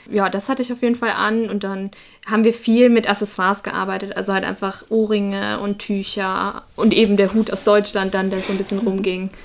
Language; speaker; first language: German; early bilingual, other home language; Russian